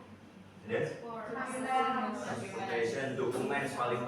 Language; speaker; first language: English; non-native, learner; Indonesian